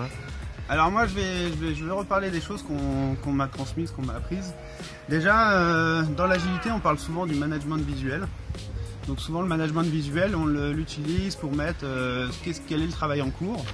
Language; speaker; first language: French; native; French